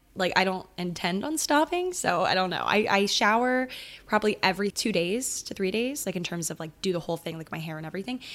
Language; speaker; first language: English; early bilingual, other home language; Italian